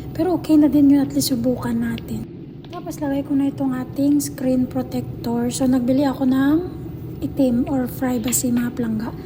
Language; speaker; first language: Filipino; non-native, local second language; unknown